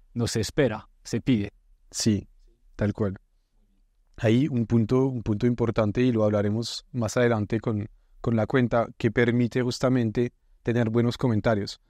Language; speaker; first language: Spanish; non-native, fluent; French